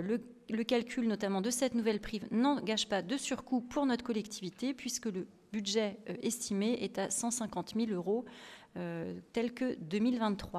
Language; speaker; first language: French; native; French